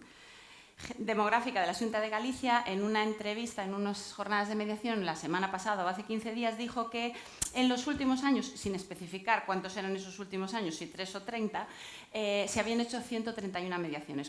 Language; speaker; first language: Spanish; native; Spanish